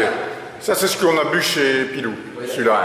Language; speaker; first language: French; native; French